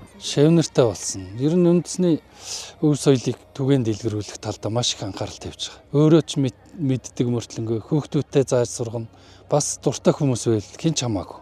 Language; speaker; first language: Mongolian; native; Mongolian